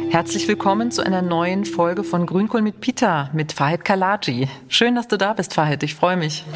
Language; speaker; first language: German; native; German